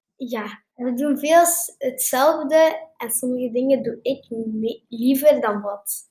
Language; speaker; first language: Dutch; native; Dutch